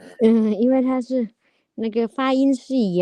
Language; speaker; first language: Chinese; non-native, fluent; Lao